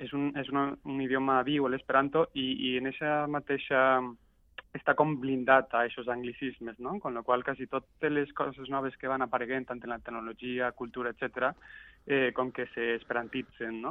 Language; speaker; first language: Catalan; non-native, local second language; Spanish